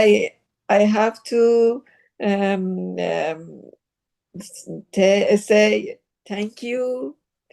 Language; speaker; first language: English; non-native, learner; Persian